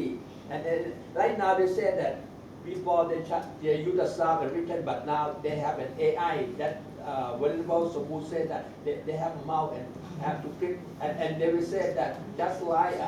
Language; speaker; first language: English; non-native, learner; Thai